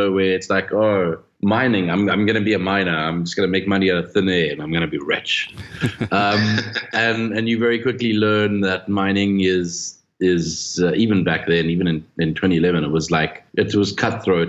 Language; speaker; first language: English; native; English